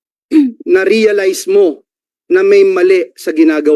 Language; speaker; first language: Filipino; native; Filipino